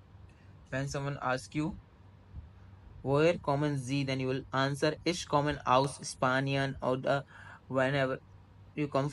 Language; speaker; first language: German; non-native, learner; Hindi